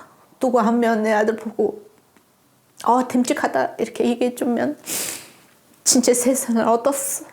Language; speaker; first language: Korean; non-native, learner; Mongolian